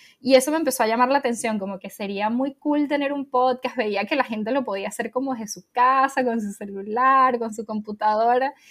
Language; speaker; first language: Spanish; native; Spanish